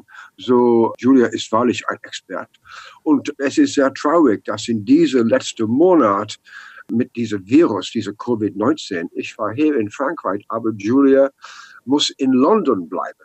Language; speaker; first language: German; non-native, learner; English